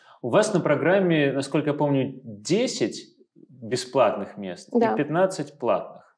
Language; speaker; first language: Russian; native; Russian